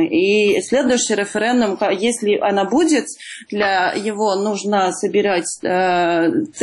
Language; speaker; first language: Russian; non-native, fluent; Dutch